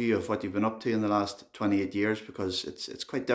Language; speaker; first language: English; native; English